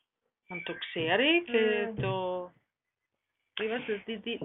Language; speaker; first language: Greek; non-native, learner; German